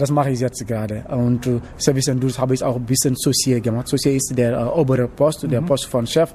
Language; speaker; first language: German; non-native, fluent; Wolof